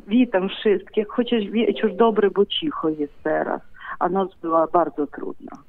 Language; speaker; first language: Polish; non-native, fluent; Ukrainian